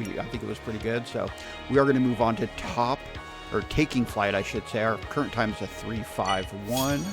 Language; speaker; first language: English; native; English